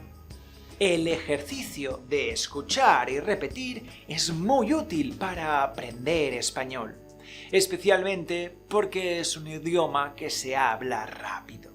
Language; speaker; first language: Spanish; native; Spanish